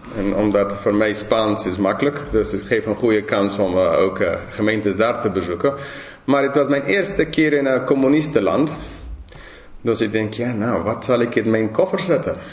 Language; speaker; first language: Dutch; non-native, fluent; English